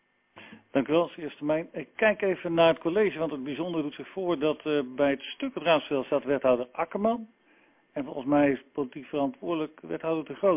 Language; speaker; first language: Dutch; native; Dutch